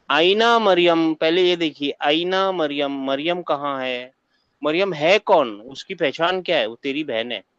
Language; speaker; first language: Hindi; native; Hindi